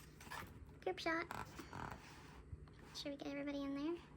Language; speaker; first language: English; native; English